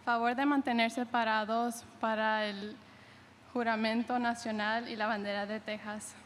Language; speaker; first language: Spanish; early bilingual, heritage; Spanish